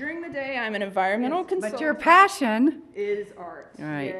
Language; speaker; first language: English; native; English